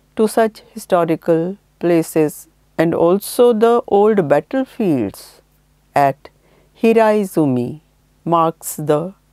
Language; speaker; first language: English; non-native, local second language; Hindi